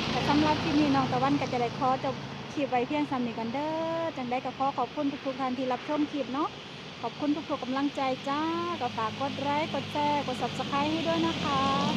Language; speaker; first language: Thai; native; Thai